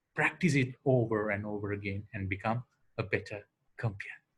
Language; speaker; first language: English; non-native, local second language; Sinhala